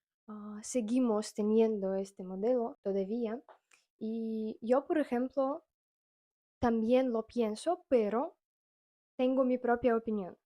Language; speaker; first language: Spanish; non-native, fluent; Russian